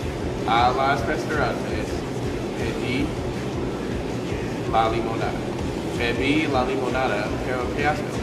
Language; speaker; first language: Spanish; non-native, learner; English